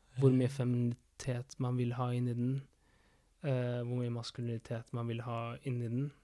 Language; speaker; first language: Norwegian; early bilingual, other home language; Spanish